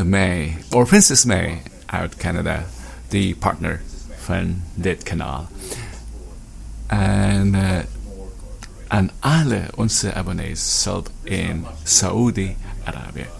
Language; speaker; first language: Dutch; non-native, learner; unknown